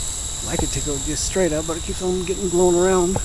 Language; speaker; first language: English; native; English